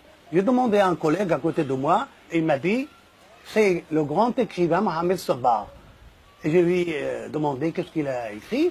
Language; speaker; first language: French; non-native, fluent; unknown